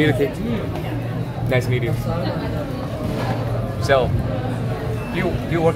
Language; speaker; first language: English; non-native, learner; Korean